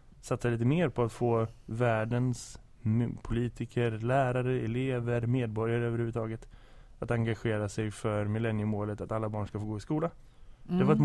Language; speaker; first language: Swedish; native; Swedish